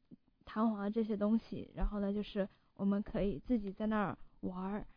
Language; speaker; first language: Chinese; early bilingual, heritage; Chinese